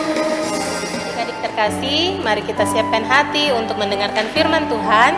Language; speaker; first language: Indonesian; native; Indonesian